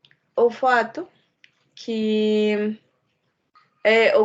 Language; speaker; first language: Portuguese; non-native, learner; Spanish